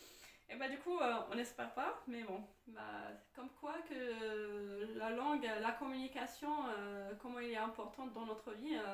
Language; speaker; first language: French; non-native, fluent; Arabic